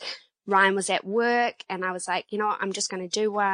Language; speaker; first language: English; native; English